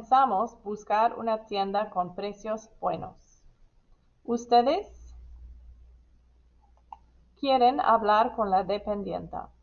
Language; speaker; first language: Spanish; non-native, fluent; English